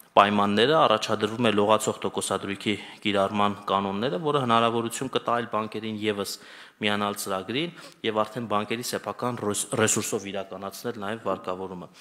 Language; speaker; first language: Armenian; native; Armenian